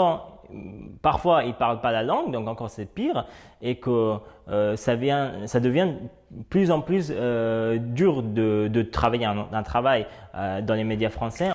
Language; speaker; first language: French; non-native, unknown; Persian